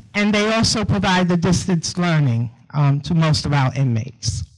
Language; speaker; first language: English; native; English